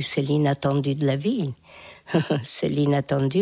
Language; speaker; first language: French; non-native, fluent; Hungarian